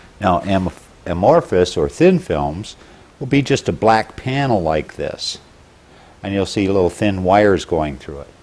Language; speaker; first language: English; native; English